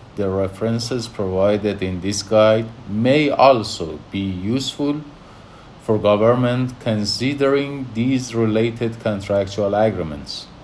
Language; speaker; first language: English; non-native, fluent; Persian